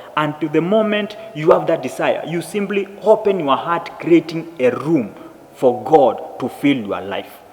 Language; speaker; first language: English; non-native, local second language; Swahili